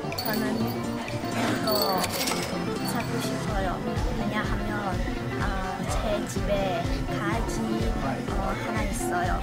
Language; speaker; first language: Korean; non-native, learner; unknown